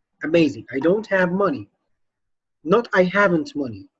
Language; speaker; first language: English; non-native, fluent; Arabic